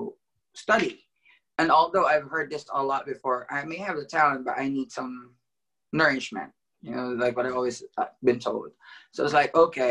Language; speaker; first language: English; non-native, local second language; Filipino